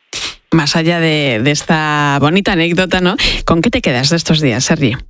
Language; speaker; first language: Spanish; native; Spanish